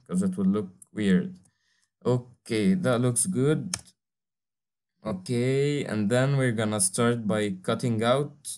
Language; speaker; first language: English; non-native, fluent; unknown